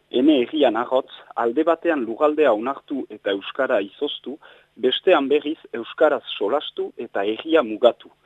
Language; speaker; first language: Basque; native; Basque